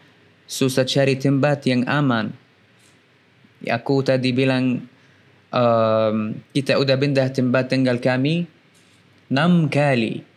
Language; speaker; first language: Indonesian; non-native, fluent; Arabic